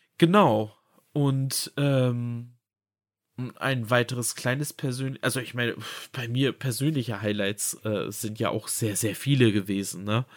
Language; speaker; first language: German; native; German